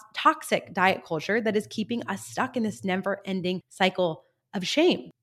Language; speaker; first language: English; native; English